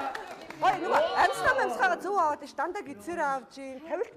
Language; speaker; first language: Mongolian; native; Mongolian